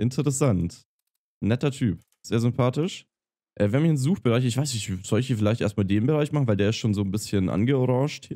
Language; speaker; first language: German; native; German